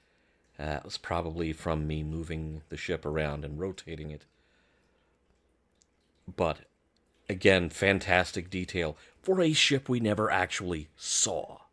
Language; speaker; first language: English; native; English